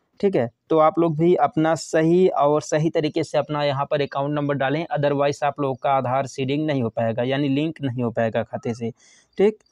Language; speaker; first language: Hindi; native; Hindi